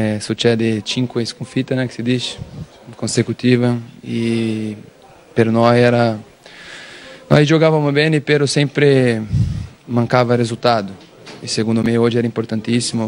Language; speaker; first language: Italian; non-native, learner; Portuguese